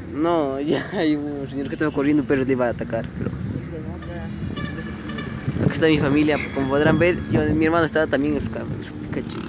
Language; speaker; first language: Spanish; native; Spanish